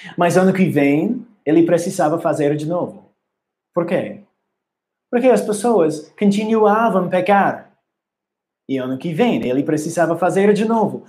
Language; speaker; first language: Portuguese; non-native, learner; English